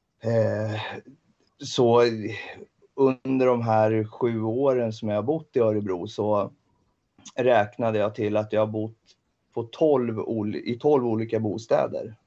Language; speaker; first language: Swedish; native; Swedish